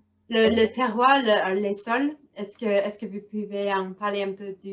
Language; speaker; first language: French; non-native, learner; English